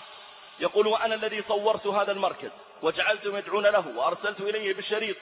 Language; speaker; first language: Arabic; native; Arabic